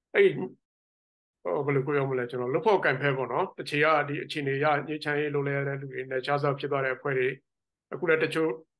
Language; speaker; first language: Burmese; native; Burmese